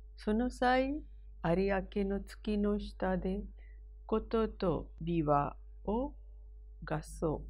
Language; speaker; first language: Japanese; non-native, fluent; Hindi